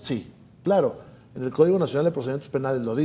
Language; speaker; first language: Spanish; native; Spanish